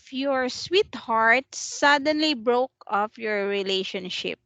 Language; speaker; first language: English; non-native, fluent; Vietnamese